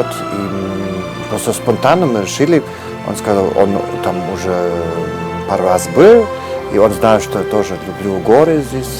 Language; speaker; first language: Russian; non-native, learner; Polish